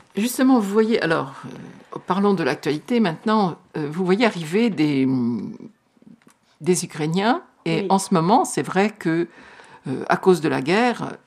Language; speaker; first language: French; native; French